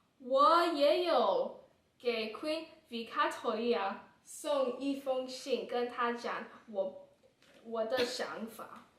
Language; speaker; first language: Chinese; non-native, learner; English